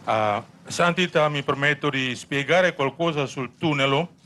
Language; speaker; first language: Italian; non-native, learner; Indonesian